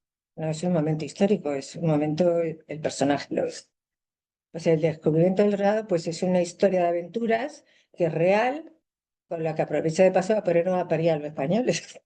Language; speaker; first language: Spanish; native; Spanish